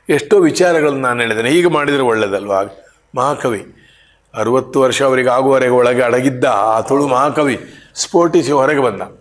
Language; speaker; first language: Kannada; non-native, local second language; Konkani